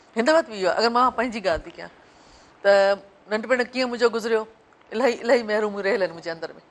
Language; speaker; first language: Sindhi; native; Sindhi